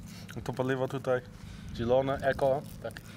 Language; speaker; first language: Polish; non-native, learner; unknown